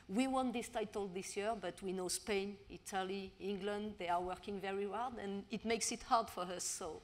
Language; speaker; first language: English; non-native, learner; French